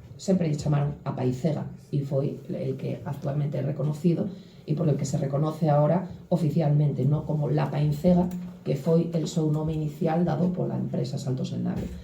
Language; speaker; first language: Galician; native; Galician